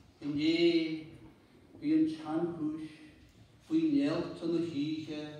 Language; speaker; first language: Irish; native; Irish